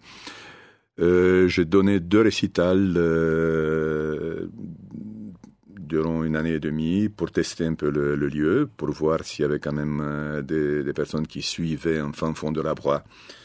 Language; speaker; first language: French; non-native, fluent; Romanian